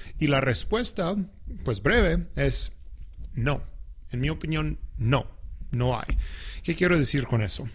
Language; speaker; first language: Spanish; non-native, fluent; English